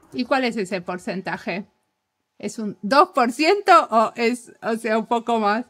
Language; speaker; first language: Spanish; native; Spanish